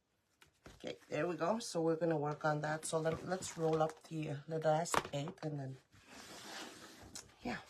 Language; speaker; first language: English; native; English